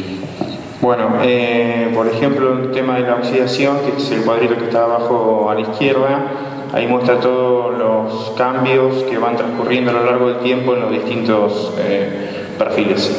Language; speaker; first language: Spanish; native; Spanish